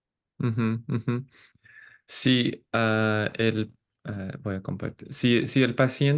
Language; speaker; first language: Spanish; non-native, fluent; English